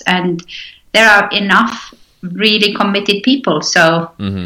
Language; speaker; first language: English; non-native, fluent; Estonian